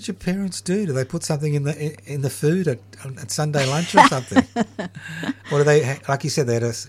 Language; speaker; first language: English; non-native, local second language; Italian